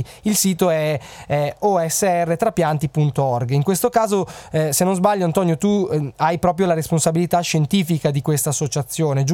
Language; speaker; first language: Italian; native; Italian